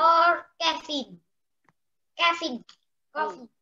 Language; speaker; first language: English; non-native, learner; Indonesian